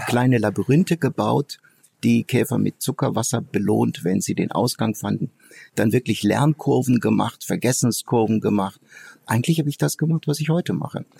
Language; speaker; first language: German; early bilingual, other home language; Turkish